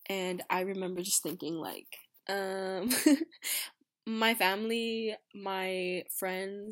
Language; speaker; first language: English; native; English